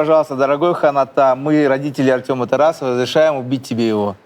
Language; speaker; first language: Russian; native; Russian